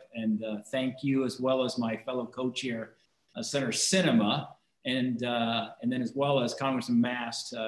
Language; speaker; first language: English; native; English